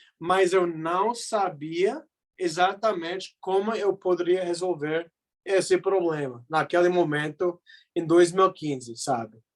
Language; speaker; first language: Portuguese; non-native, fluent; English